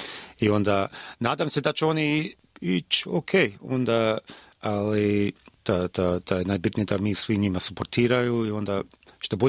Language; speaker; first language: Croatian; early bilingual, heritage; Croatian